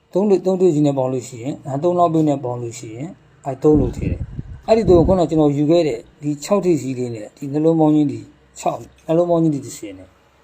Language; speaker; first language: Burmese; native; Burmese